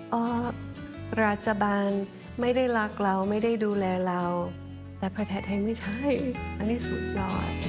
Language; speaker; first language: Thai; non-native, fluent; English